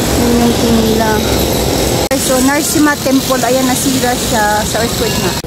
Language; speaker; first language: Filipino; native; Filipino